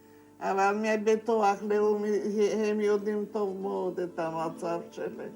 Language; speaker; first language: Hebrew; non-native, fluent; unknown